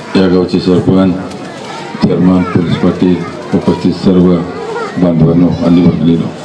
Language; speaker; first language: Marathi; non-native, local second language; Lambadi